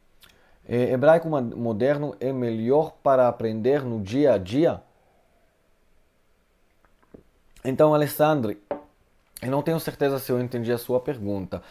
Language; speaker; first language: Portuguese; non-native, fluent; Hebrew